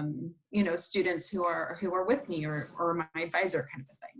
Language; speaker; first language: English; native; English